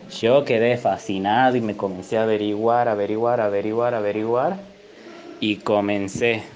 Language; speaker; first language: Spanish; native; Spanish